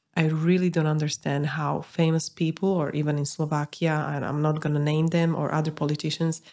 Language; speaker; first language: English; non-native, fluent; Slovak